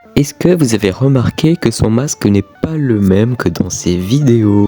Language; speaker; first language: French; native; French